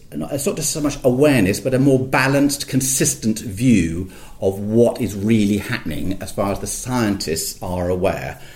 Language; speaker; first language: English; native; English